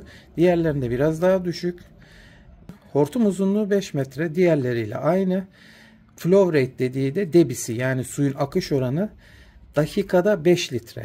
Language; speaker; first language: Turkish; native; Turkish